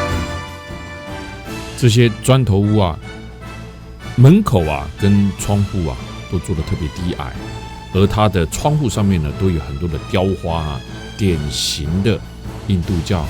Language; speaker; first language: Chinese; native; Chinese